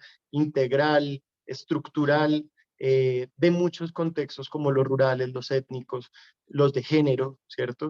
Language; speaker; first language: Spanish; native; Spanish